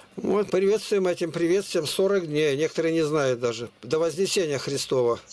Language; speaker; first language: Russian; native; Russian